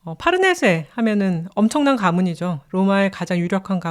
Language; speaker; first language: Korean; native; Korean